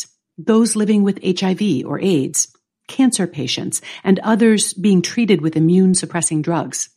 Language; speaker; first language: English; native; English